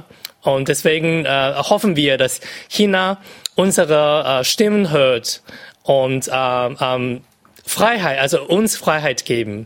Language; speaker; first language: German; non-native, fluent; Cantonese